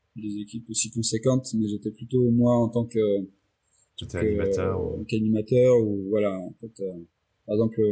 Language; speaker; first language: French; native; French